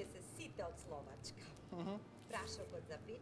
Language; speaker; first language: Macedonian; native; Macedonian